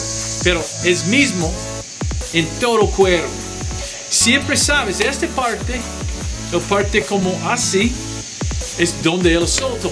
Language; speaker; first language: Spanish; non-native, learner; English